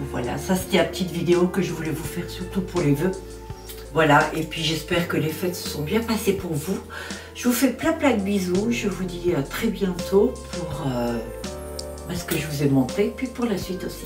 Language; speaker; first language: French; native; French